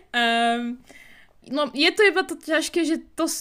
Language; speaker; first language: Slovak; non-native, fluent; Arabic